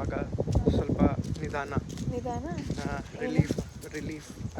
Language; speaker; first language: Kannada; non-native, learner; Hindi